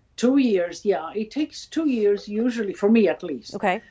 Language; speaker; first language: English; non-native, fluent; Italian